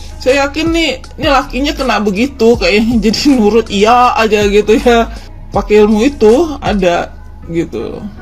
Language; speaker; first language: Indonesian; native; Indonesian